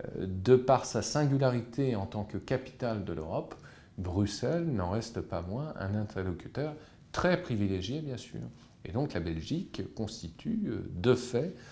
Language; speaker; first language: French; native; French